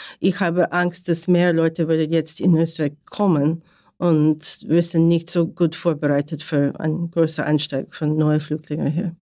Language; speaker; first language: German; non-native, learner; Ukrainian